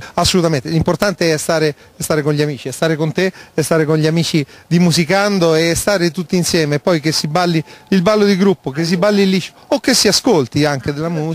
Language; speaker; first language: Italian; native; Italian